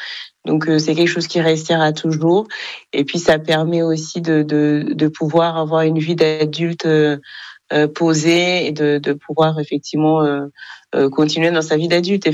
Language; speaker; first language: French; non-native, local second language; Kinyarwanda